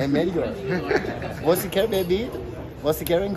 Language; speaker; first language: Portuguese; non-native, learner; English